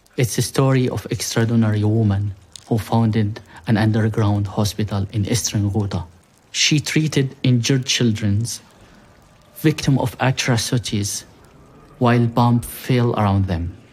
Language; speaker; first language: English; non-native, fluent; Arabic